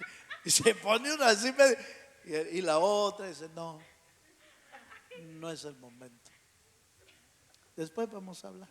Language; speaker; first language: Spanish; native; Spanish